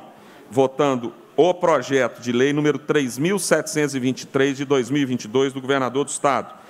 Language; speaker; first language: Portuguese; native; Portuguese